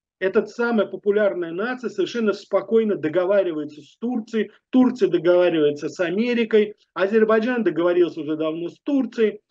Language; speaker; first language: Russian; native; Russian